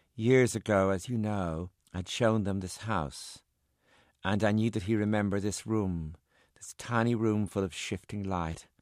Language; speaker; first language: English; native; English